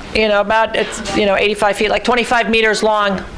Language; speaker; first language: English; early bilingual, other home language; Ukrainian